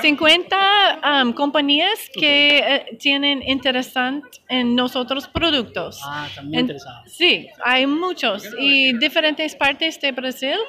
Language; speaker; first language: Spanish; non-native, learner; English